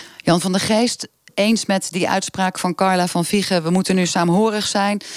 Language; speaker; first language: Dutch; native; Dutch